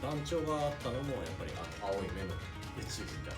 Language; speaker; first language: Japanese; native; Japanese